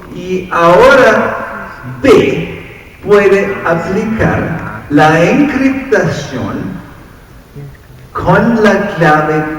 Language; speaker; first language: Spanish; non-native, fluent; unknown